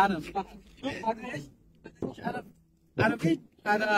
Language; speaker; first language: Arabic; non-native, learner; Bangla